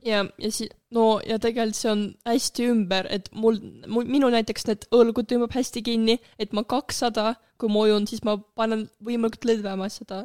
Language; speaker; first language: Estonian; non-native, local second language; Russian